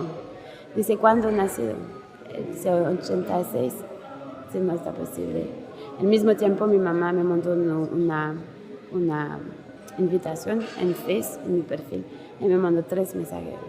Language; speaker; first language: Spanish; non-native, learner; French